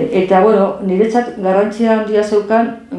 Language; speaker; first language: Basque; non-native, local second language; Spanish